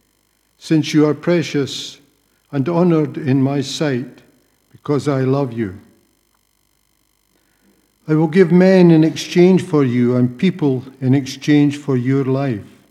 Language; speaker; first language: English; native; English